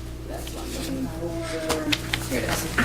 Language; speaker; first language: English; native; English